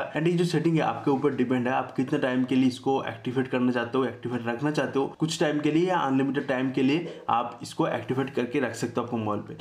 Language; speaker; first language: Hindi; native; Hindi